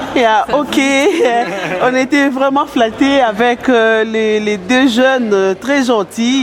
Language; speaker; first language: French; non-native, local second language; Lingala